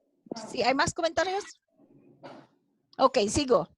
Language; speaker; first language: Spanish; non-native, fluent; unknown